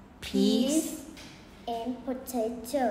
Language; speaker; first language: English; non-native, learner; Vietnamese